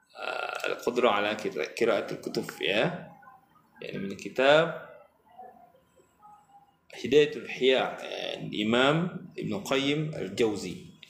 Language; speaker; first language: Arabic; non-native, fluent; Indonesian